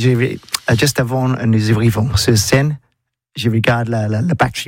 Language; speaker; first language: French; non-native, learner; English